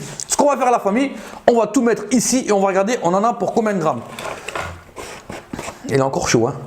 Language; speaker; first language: French; native; French